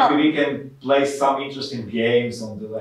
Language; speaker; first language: English; non-native, learner; Ukrainian